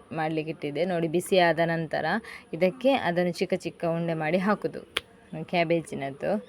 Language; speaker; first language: Kannada; native; Kannada